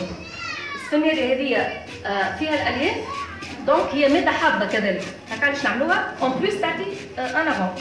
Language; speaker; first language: Arabic; native; Arabic